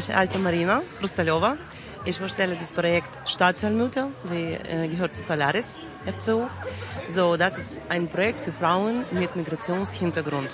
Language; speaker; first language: German; non-native, learner; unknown